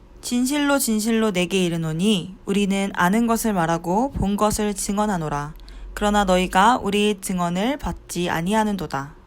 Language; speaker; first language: Korean; native; Korean